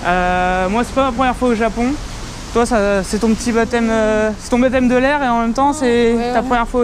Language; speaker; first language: French; native; French